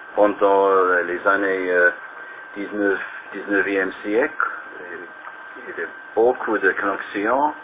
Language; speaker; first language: French; non-native, learner; English